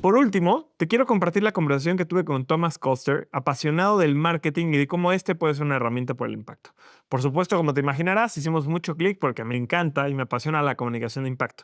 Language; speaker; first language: Spanish; native; Spanish